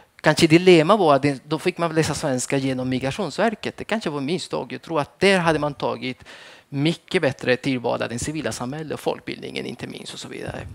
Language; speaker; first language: Swedish; early bilingual, other home language; Spanish